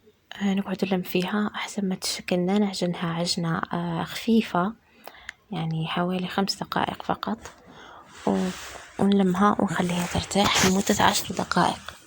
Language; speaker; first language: Arabic; native; Arabic